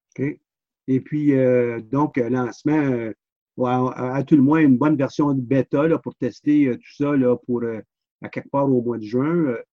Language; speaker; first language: French; native; French